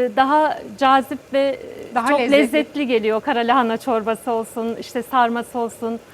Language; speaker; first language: Turkish; native; Turkish